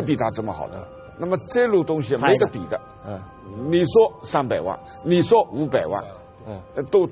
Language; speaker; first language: Chinese; native; Chinese